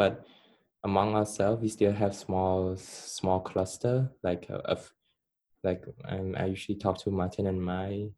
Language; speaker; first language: English; non-native, fluent; Khmer